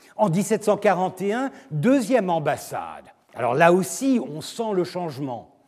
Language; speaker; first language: French; non-native, fluent; Turkish